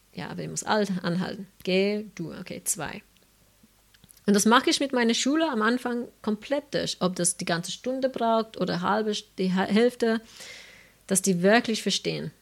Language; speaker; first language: German; non-native, fluent; English